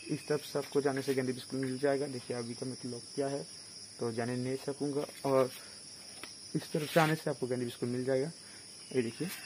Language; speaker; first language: Hindi; non-native, local second language; Bangla